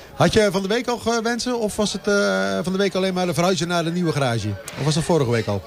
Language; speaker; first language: Dutch; native; Dutch